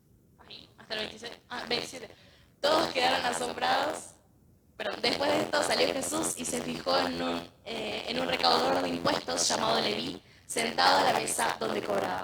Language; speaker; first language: Spanish; native; Spanish